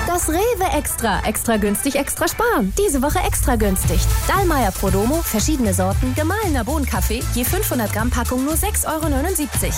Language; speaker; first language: German; native; German